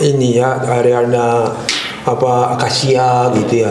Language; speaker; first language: Indonesian; non-native, fluent; Japanese